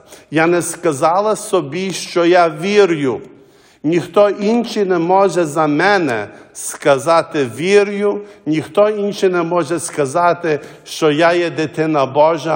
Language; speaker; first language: Ukrainian; early bilingual, heritage; Ukrainian